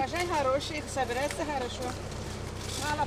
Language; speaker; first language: Russian; non-native, local second language; Gagauz